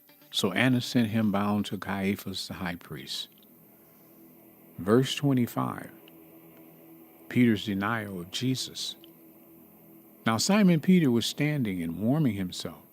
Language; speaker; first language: English; native; English